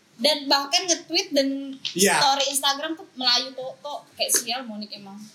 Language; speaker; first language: Indonesian; native; Indonesian